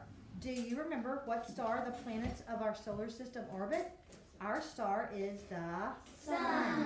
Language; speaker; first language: English; native; English